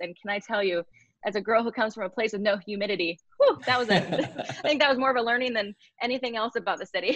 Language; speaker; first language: English; native; English